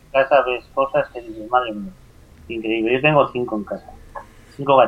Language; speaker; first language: Spanish; native; Spanish